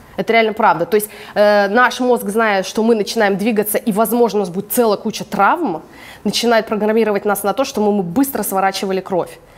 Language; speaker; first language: Russian; early bilingual, heritage; English